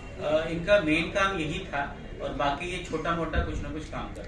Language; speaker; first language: Hindi; native; Hindi